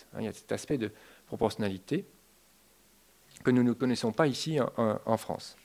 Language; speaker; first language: French; native; French